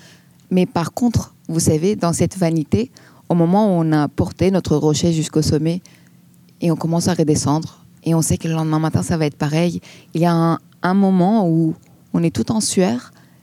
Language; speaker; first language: French; non-native, fluent; Greek